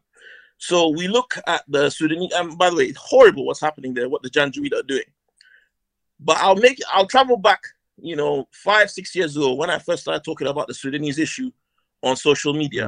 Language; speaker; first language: English; non-native, local second language; Hausa